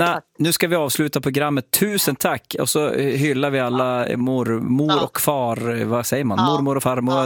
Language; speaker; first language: Swedish; native; Swedish